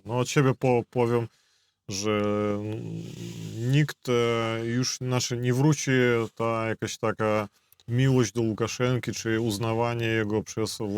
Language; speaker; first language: Polish; non-native, fluent; Belarusian